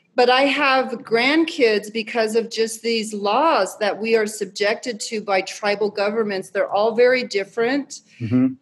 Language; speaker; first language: English; native; English